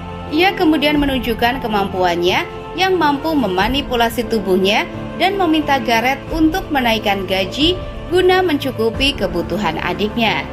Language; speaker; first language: Indonesian; native; Indonesian